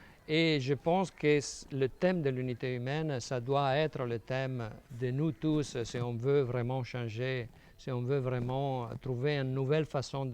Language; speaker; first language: French; non-native, fluent; Italian